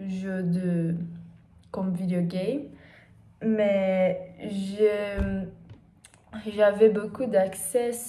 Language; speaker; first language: French; non-native, learner; Portuguese